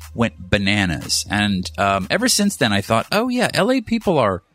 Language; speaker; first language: English; native; English